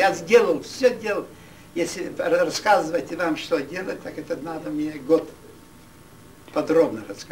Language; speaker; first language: Russian; non-native, local second language; Yiddish